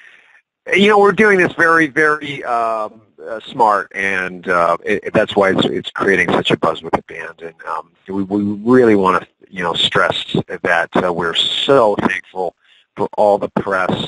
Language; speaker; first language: English; native; English